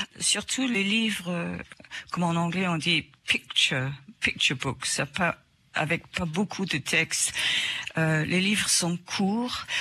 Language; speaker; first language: French; non-native, fluent; English